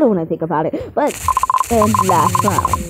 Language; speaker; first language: English; native; English